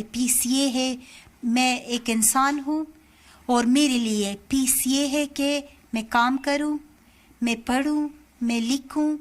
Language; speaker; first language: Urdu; non-native, learner; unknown